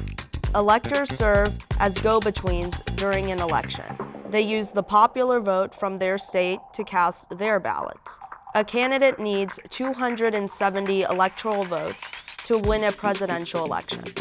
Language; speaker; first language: English; native; English